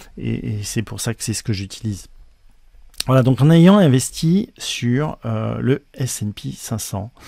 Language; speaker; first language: French; native; French